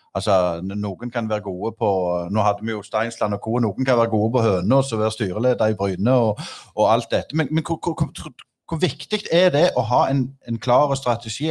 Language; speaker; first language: Norwegian; native; Norwegian